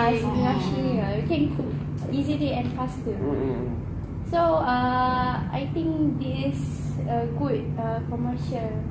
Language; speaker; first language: English; non-native, learner; Malay